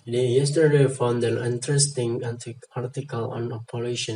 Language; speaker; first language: English; non-native, learner; Indonesian